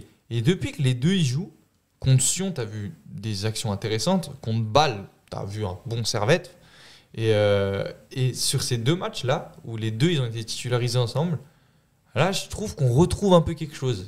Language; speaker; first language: French; native; French